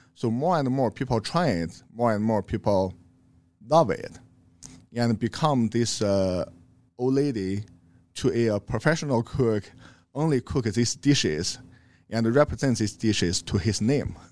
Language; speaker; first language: English; non-native, learner; Chinese